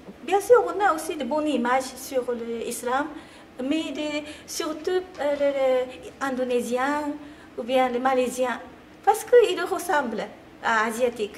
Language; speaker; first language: French; non-native, fluent; Japanese